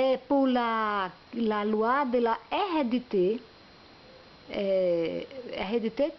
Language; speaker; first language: French; non-native, learner; Portuguese